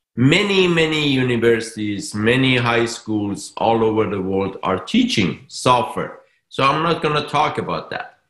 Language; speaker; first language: English; non-native, fluent; Persian